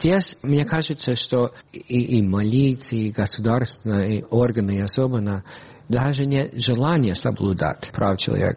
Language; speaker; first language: Russian; non-native, fluent; English